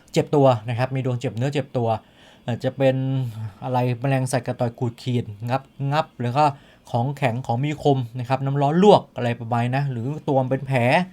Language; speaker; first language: Thai; native; Thai